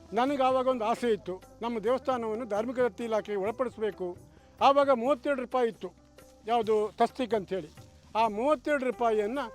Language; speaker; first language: Kannada; native; Kannada